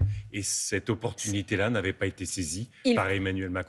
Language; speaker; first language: French; native; French